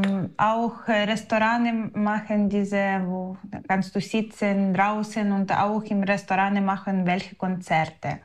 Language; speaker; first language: German; non-native, learner; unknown